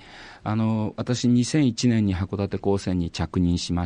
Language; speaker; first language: Japanese; native; Japanese